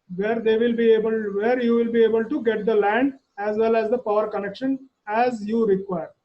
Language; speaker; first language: English; non-native, local second language; Kannada